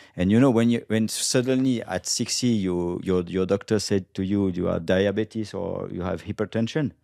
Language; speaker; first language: English; non-native, fluent; French